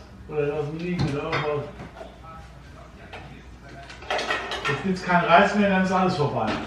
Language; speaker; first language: German; native; German